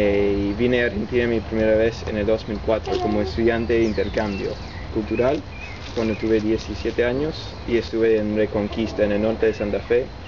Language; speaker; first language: Spanish; non-native, fluent; English